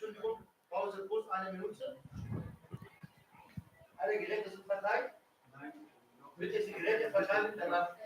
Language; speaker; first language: German; non-native, fluent; Arabic